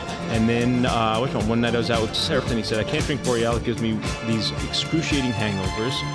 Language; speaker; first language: English; native; English